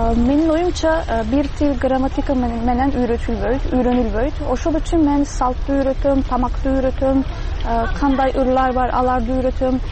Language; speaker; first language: Kyrgyz; non-native, fluent; Turkish